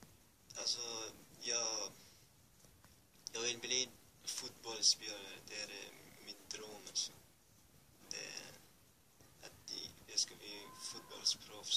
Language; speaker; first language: Swedish; early bilingual, other home language; Persian